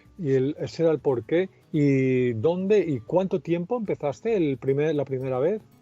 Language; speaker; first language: Spanish; native; Spanish